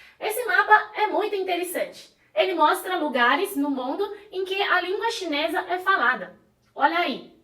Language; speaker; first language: Portuguese; non-native, fluent; Chinese